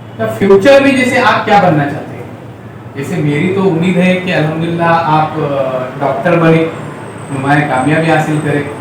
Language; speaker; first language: Hindi; non-native, local second language; Urdu